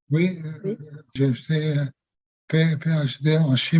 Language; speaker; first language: French; non-native, fluent; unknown